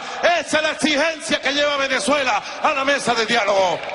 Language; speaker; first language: Spanish; native; Spanish